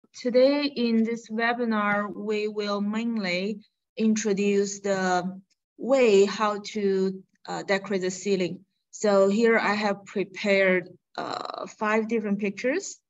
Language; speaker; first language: English; non-native, fluent; Chinese